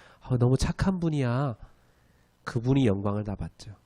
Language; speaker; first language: Korean; native; Korean